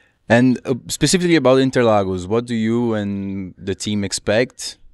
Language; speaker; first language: English; non-native, fluent; Portuguese